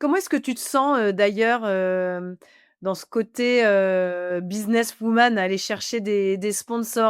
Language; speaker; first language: French; native; French